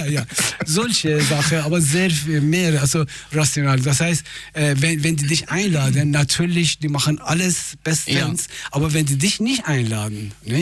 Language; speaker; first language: German; non-native, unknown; Persian